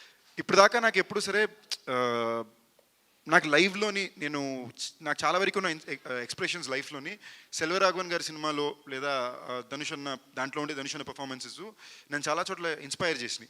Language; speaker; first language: Telugu; native; Telugu